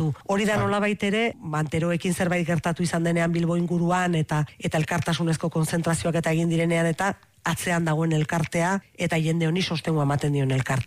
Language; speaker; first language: Basque; native; Basque